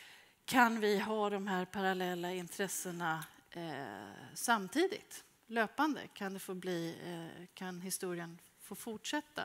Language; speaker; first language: Swedish; native; Swedish